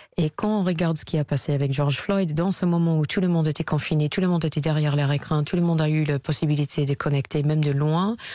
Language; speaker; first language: French; non-native, fluent; English